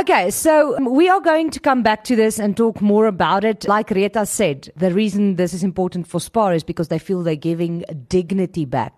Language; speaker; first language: English; non-native, local second language; Afrikaans